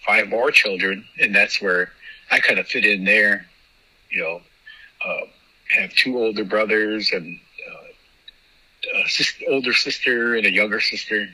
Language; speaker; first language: English; native; English